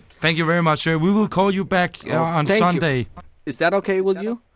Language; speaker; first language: English; non-native, fluent; Danish